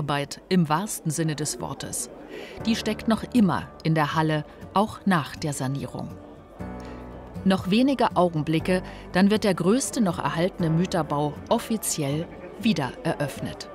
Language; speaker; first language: German; native; German